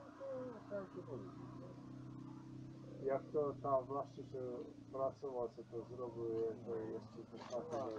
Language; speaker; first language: Polish; non-native, learner; Ukrainian